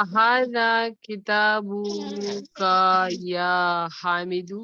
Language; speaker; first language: Arabic; non-native, learner; Urdu